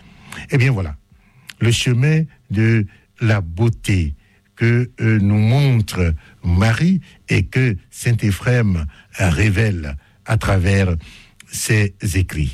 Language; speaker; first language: French; native; French